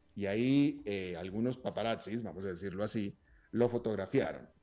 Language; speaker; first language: Spanish; native; Spanish